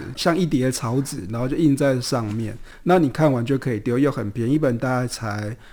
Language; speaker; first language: Chinese; native; Chinese